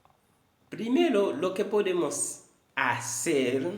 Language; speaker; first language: Spanish; non-native, fluent; Haitian Creole